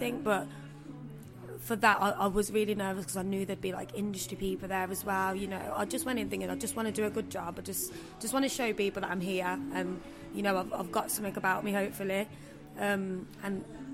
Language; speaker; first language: English; native; English